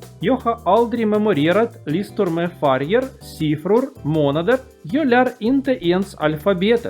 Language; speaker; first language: Swedish; non-native, learner; Russian